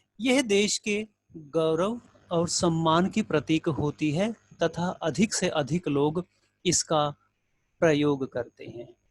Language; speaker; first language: Hindi; native; Hindi